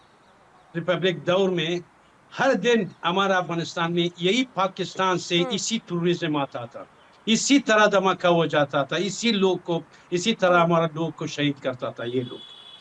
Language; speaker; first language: Hindi; non-native, learner; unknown